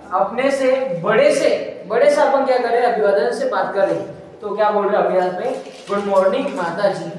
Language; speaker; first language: Hindi; non-native, local second language; Marathi